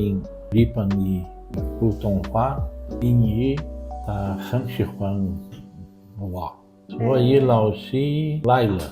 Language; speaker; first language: Chinese; non-native, learner; Portuguese